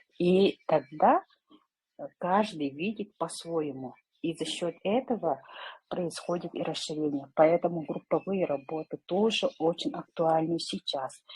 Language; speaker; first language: Russian; non-native, local second language; Yakut